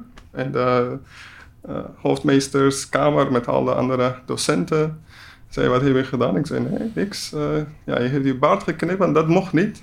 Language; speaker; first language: Dutch; non-native, learner; Persian